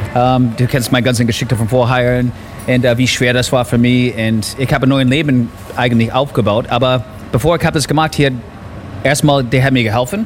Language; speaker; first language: German; non-native, fluent; English